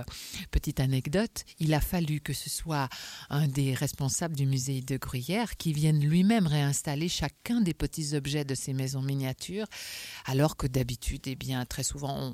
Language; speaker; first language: French; native; French